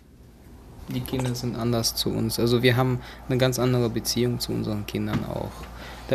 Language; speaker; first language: German; early bilingual, other home language; Russian